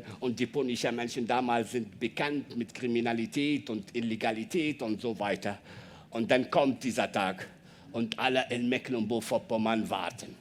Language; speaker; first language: German; non-native, learner; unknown